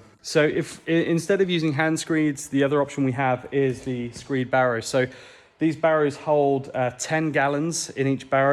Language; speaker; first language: English; native; English